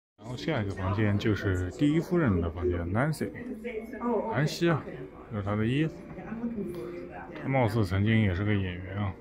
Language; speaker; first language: Chinese; native; Chinese